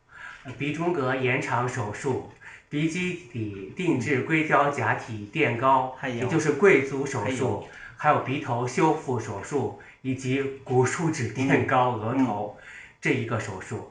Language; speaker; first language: Chinese; native; Chinese